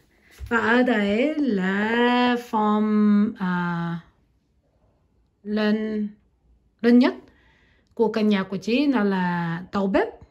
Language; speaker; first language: Vietnamese; non-native, learner; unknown